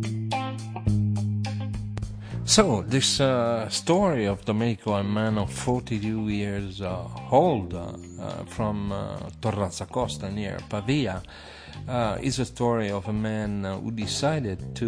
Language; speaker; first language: English; non-native, fluent; Italian